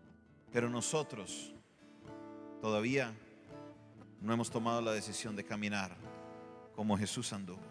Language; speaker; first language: Spanish; native; Spanish